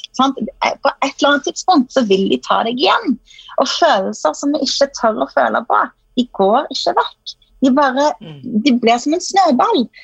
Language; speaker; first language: Norwegian; native; Norwegian